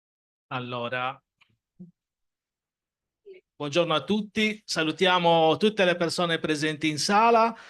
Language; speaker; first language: Italian; native; Italian